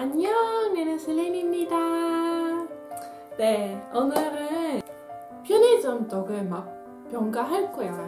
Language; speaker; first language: Korean; non-native, learner; Dutch